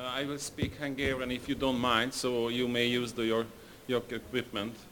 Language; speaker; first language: English; non-native, fluent; Hungarian